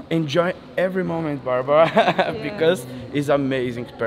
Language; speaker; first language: English; non-native, learner; Portuguese